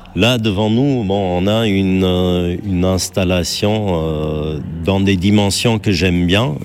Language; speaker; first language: French; non-native, fluent; German